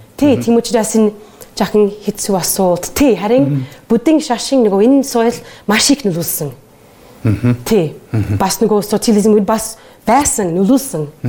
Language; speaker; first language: Mongolian; non-native, learner; English